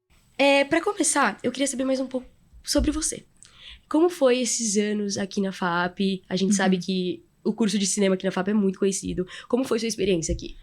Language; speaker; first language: Portuguese; native; Portuguese